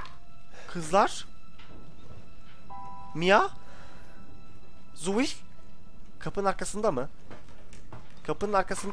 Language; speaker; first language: Turkish; native; Turkish